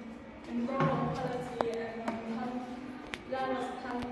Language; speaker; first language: English; non-native, learner; Vietnamese